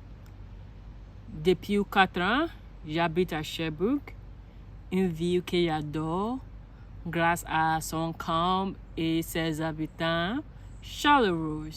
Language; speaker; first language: French; non-native, learner; Akan